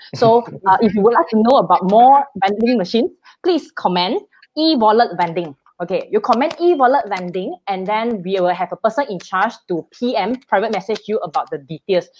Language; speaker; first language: English; non-native, local second language; Chinese